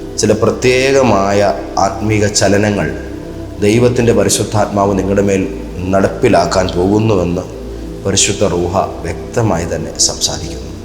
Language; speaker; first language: Malayalam; native; Malayalam